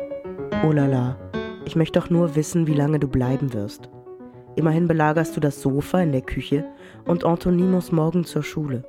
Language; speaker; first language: German; early bilingual, other home language; French